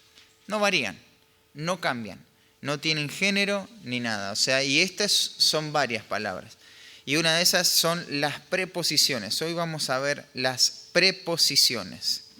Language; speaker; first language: Spanish; native; Spanish